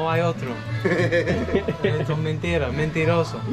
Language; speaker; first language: Spanish; non-native, learner; English